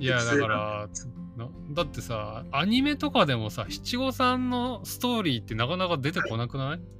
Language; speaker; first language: Japanese; native; Japanese